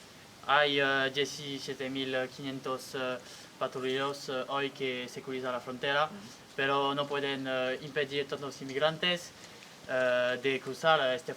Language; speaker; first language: Spanish; non-native, learner; French